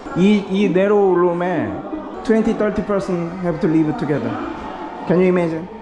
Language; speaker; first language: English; non-native, learner; Korean